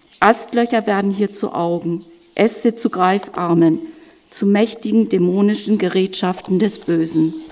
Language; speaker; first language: German; native; German